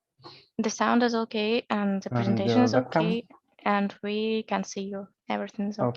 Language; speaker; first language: English; non-native, fluent; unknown